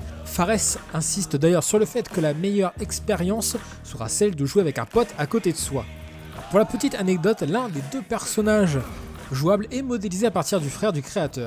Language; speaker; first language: French; native; French